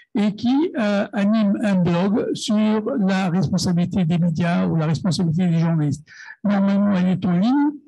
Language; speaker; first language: French; non-native, local second language; Arabic